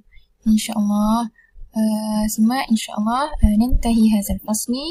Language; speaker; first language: Arabic; non-native, learner; Malay